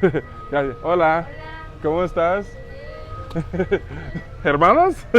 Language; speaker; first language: Spanish; non-native, learner; English